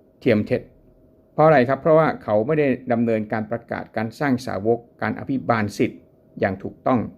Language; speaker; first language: Thai; native; Thai